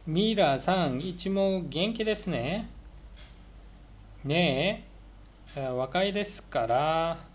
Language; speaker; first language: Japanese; non-native, learner; Korean